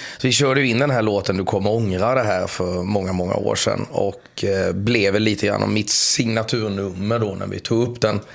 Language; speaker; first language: Swedish; native; Swedish